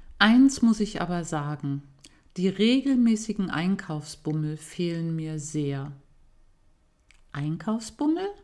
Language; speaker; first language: German; native; German